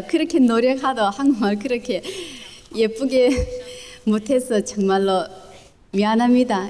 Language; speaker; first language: Korean; early bilingual, other home language; Chinese